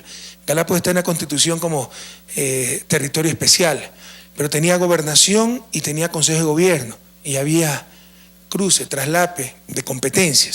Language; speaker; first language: Spanish; native; Spanish